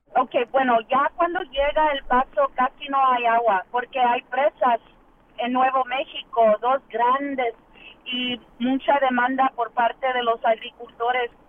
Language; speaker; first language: Spanish; early bilingual, heritage; English